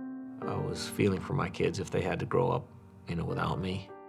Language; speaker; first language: English; native; English